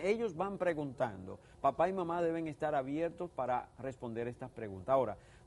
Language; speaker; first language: Spanish; native; Spanish